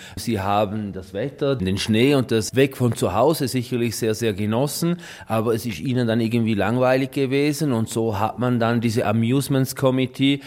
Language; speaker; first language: German; native; German